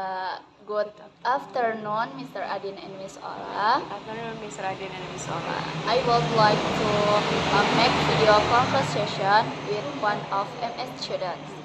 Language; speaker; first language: English; non-native, learner; Indonesian